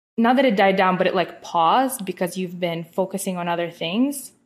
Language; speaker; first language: English; non-native, fluent; Russian